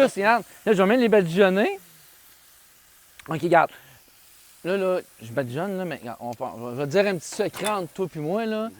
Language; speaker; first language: French; native; French